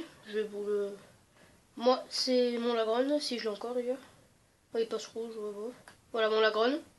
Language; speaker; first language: French; native; French